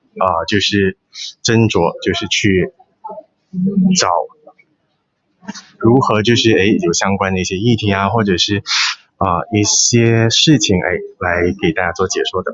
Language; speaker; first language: Chinese; native; Chinese